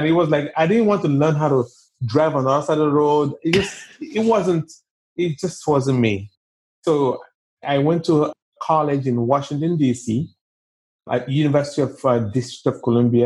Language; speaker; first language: English; non-native, local second language; Igbo